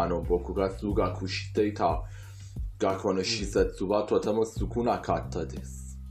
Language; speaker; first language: Japanese; non-native, fluent; Persian